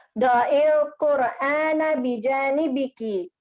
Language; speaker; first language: Arabic; non-native, learner; Indonesian